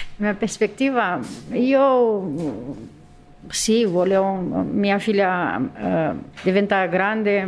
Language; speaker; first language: Italian; non-native, learner; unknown